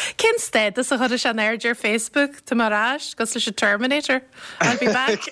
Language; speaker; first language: Irish; native; Irish